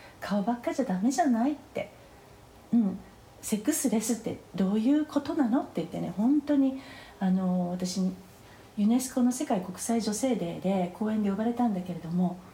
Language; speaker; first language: Japanese; native; Japanese